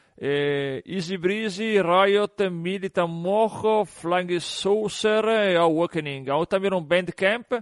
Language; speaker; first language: Spanish; non-native, fluent; Italian